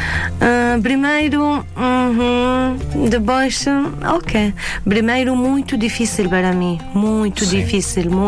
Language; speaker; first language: Portuguese; non-native, learner; Arabic